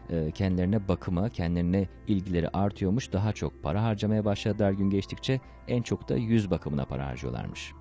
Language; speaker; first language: Turkish; non-native, fluent; Chinese